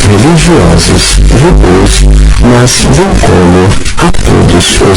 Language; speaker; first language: Portuguese; native; Portuguese